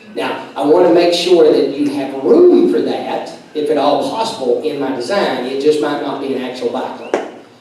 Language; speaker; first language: English; native; English